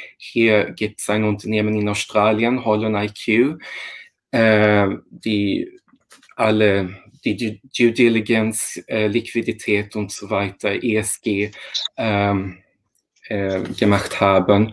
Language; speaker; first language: German; non-native, fluent; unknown